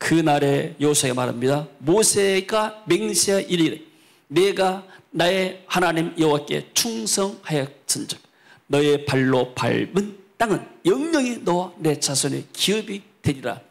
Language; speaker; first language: Korean; native; Korean